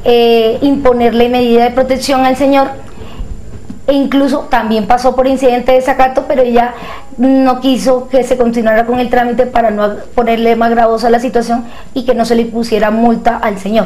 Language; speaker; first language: Spanish; native; Spanish